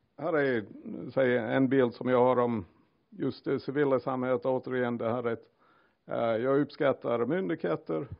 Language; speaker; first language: Swedish; non-native, fluent; English